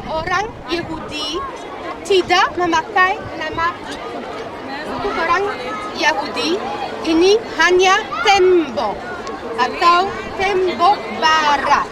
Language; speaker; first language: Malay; non-native, fluent; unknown